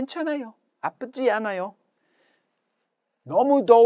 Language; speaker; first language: Korean; non-native, learner; English